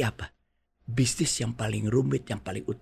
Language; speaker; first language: Indonesian; native; Indonesian